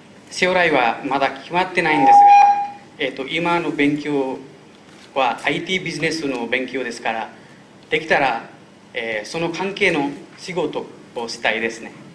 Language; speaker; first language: Japanese; non-native, fluent; Nepali